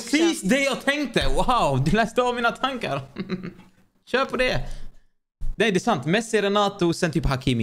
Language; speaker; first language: Swedish; native; Swedish